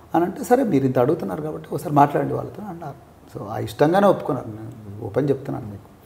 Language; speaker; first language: Telugu; native; Telugu